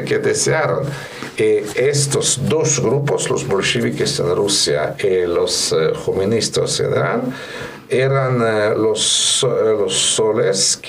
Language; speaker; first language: Spanish; non-native, fluent; Russian